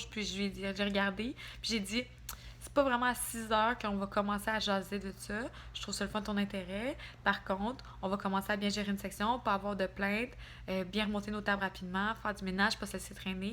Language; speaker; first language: French; native; French